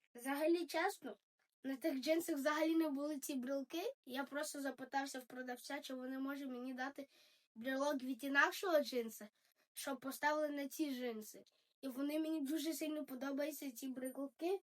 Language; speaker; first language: Ukrainian; early bilingual, heritage; Ukrainian